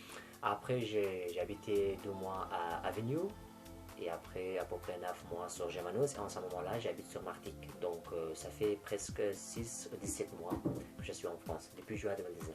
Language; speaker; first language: French; non-native, fluent; Persian